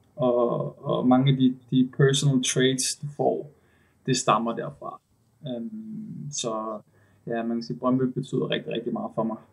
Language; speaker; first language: Danish; native; Danish